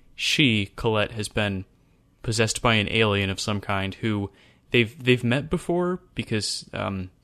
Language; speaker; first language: English; native; English